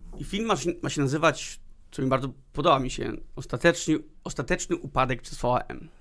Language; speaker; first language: Polish; early bilingual, heritage; Polish